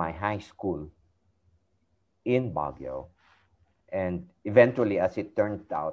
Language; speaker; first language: English; non-native, local second language; Iloko